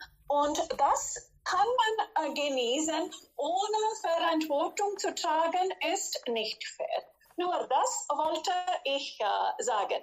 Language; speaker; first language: German; non-native, fluent; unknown